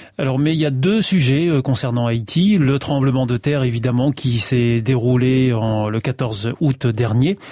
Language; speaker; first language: French; native; French